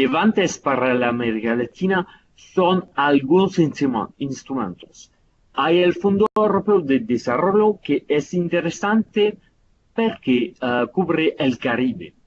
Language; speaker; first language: Spanish; non-native, fluent; Italian